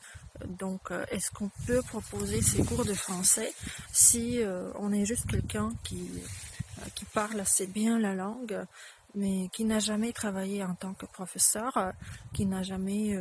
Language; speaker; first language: French; non-native, fluent; Russian